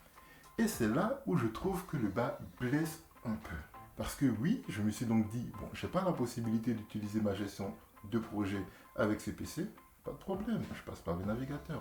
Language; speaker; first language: French; native; French